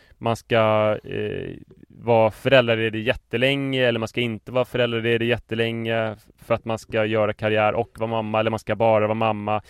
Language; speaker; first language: Swedish; native; Swedish